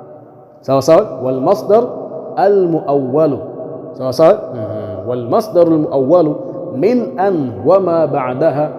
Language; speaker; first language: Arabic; non-native, fluent; Swahili